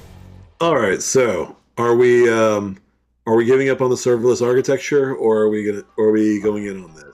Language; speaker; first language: English; native; English